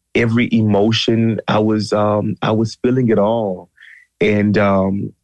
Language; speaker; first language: English; native; English